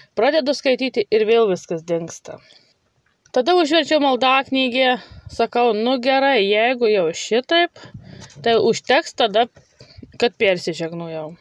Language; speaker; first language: Lithuanian; native; Lithuanian